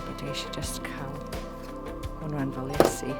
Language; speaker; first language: Welsh; non-native, local second language; English